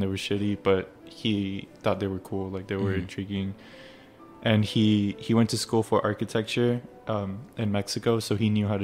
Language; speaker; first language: English; early bilingual, other home language; Spanish